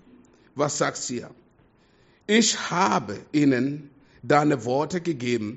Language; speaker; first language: German; non-native, fluent; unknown